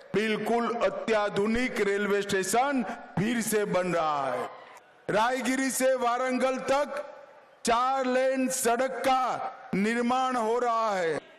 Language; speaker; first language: Hindi; non-native, local second language; Gujarati